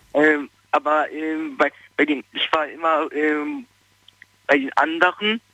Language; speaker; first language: German; early bilingual, other home language; Turkish